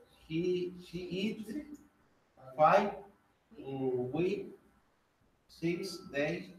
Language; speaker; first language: English; non-native, learner; Spanish